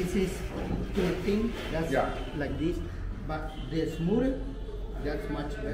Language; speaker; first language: English; non-native, learner; Spanish